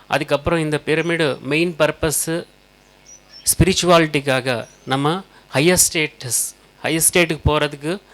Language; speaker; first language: Tamil; native; Tamil